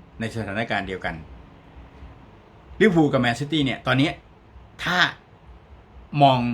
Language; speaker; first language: Thai; native; Thai